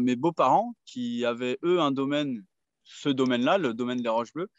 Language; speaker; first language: French; native; French